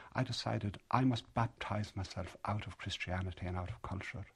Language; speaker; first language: English; native; English